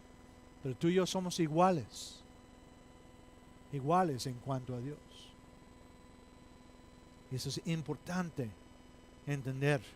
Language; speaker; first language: Spanish; non-native, fluent; English